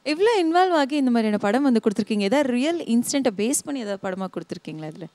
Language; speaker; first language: Tamil; native; Tamil